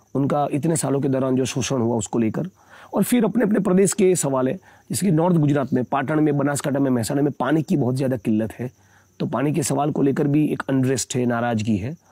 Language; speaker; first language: Hindi; non-native, local second language; Gujarati